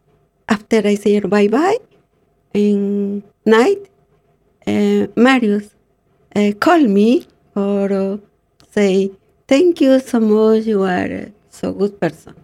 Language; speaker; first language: English; non-native, learner; Spanish